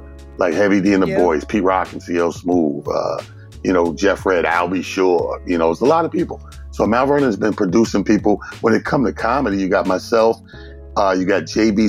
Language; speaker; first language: English; native; English